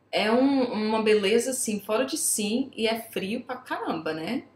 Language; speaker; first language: Portuguese; native; Portuguese